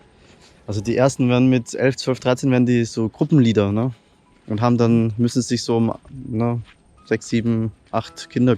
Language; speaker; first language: German; native; German